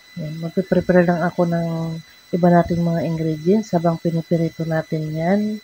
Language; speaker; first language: Filipino; non-native, local second language; Cebuano